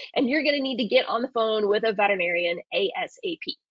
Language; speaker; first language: English; native; English